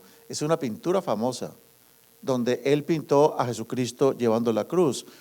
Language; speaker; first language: Spanish; native; Spanish